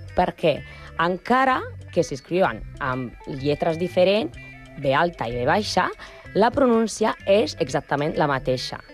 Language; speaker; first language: Catalan; non-native, learner; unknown